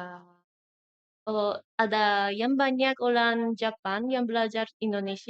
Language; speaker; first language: Indonesian; non-native, learner; Japanese